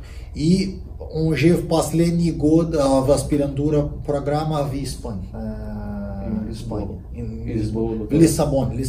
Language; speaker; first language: Russian; non-native, learner; Portuguese